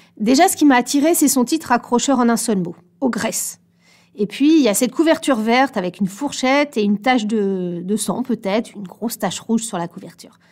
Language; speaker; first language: French; native; French